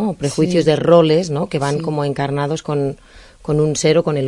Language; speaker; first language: Spanish; native; Spanish